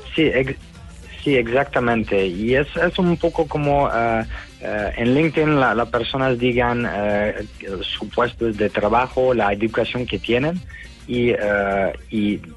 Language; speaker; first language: Spanish; non-native, learner; Dutch